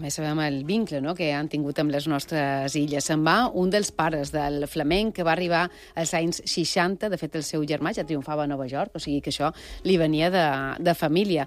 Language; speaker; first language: Catalan; native; Catalan